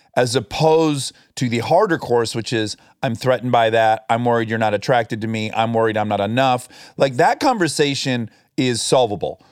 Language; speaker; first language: English; native; English